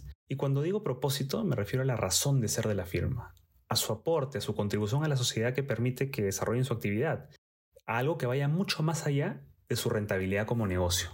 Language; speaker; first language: Spanish; native; Spanish